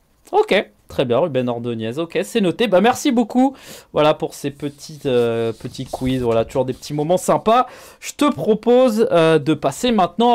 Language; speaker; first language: French; native; French